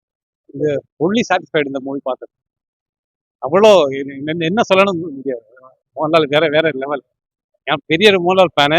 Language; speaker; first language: Tamil; non-native, local second language; Malayalam